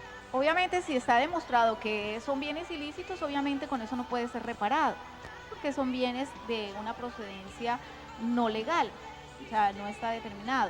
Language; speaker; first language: Spanish; native; Spanish